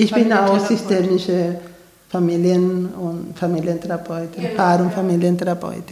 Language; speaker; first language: German; non-native, fluent; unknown